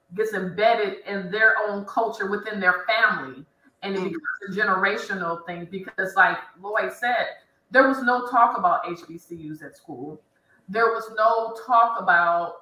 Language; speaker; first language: English; native; English